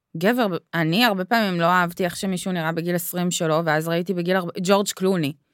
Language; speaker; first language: Hebrew; early bilingual, other home language; Russian